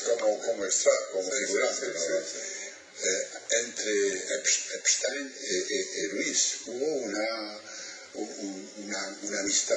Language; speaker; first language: Spanish; non-native, fluent; French